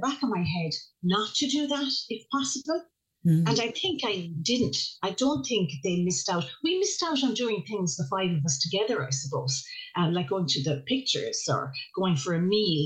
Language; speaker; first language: English; native; English